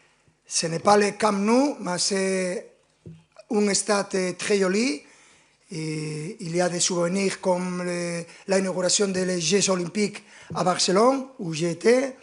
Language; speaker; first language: French; non-native, fluent; Spanish